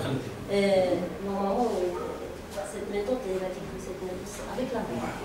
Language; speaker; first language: French; non-native, fluent; Arabic